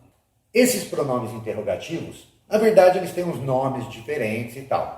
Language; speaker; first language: Portuguese; non-native, fluent; English